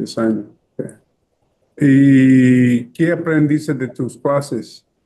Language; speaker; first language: Spanish; early bilingual, heritage; English